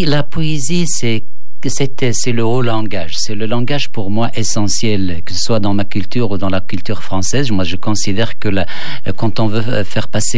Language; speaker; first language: French; non-native, local second language; Berber languages